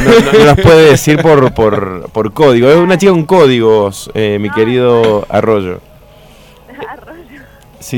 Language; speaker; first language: Spanish; native; Spanish